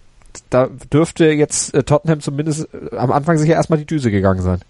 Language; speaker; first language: German; native; German